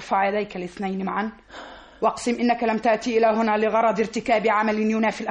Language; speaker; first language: Arabic; native; Arabic